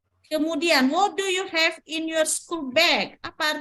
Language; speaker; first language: English; non-native, learner; Indonesian